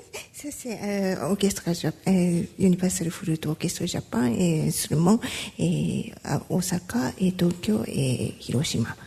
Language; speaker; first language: French; non-native, learner; Japanese